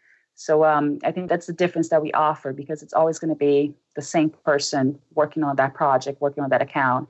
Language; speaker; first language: English; non-native, fluent; Portuguese